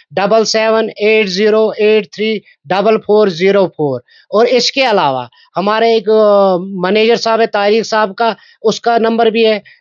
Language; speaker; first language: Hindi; non-native, local second language; Kashmiri